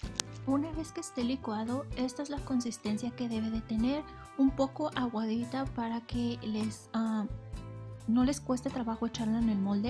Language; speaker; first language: Spanish; native; Spanish